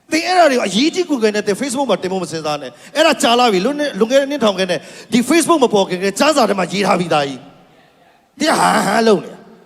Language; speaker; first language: Burmese; non-native, local second language; Kachin